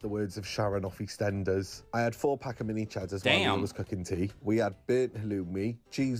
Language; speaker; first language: English; native; English